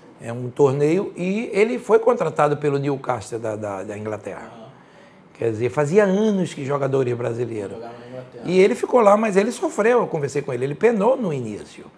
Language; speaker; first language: Portuguese; native; Portuguese